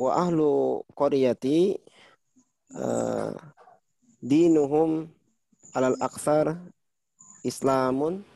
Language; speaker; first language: Arabic; non-native, learner; Indonesian